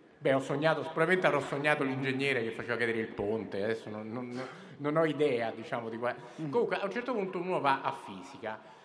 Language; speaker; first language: Italian; native; Italian